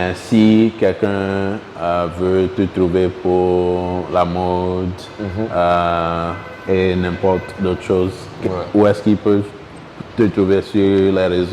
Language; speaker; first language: French; non-native, local second language; Ewe